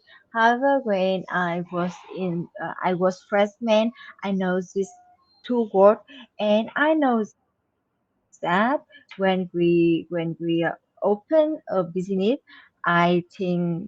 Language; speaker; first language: English; non-native, learner; Vietnamese